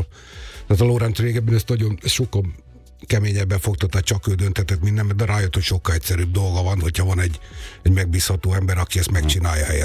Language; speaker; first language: Hungarian; native; Hungarian